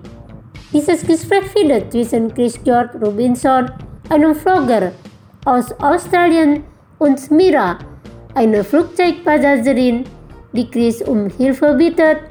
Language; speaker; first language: German; non-native, fluent; Indonesian